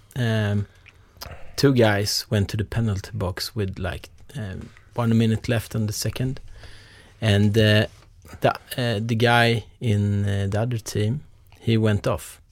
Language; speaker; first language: English; non-native, fluent; Swedish